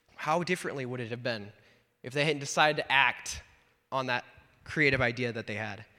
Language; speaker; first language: English; native; English